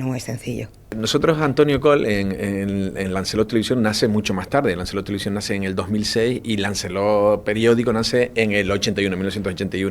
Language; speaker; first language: Spanish; native; Spanish